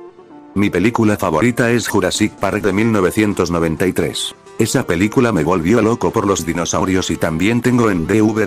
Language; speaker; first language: Spanish; native; Spanish